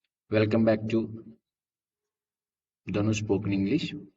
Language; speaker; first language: English; non-native, local second language; Telugu